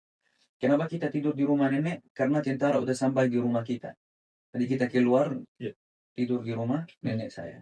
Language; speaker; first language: Indonesian; non-native, fluent; Arabic